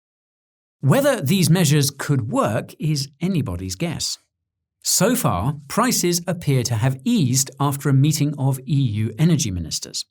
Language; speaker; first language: English; native; English